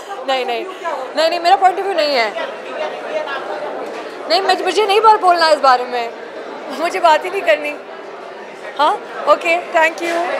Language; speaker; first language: Hindi; native; Hindi